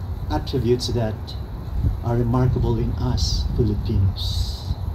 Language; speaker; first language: English; non-native, local second language; Filipino